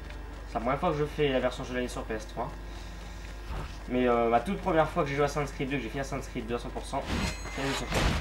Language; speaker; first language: French; native; French